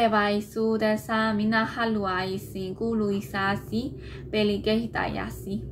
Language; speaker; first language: Finnish; non-native, learner; Burmese